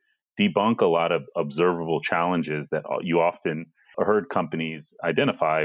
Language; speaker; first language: English; native; English